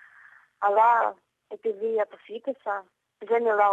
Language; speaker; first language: Greek; non-native, fluent; Ukrainian